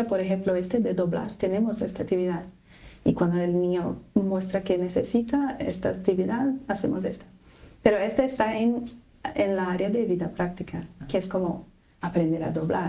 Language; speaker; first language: Spanish; non-native, fluent; Portuguese